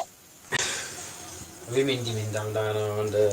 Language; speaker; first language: Welsh; non-native, local second language; English